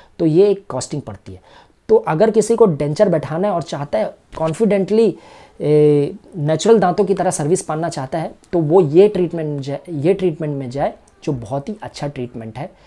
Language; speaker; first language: Hindi; native; Hindi